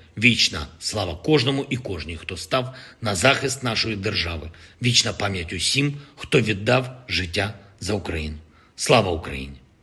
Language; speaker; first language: Ukrainian; non-native, local second language; Russian